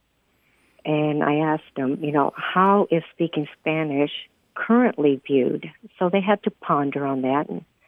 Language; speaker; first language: English; early bilingual, other home language; Spanish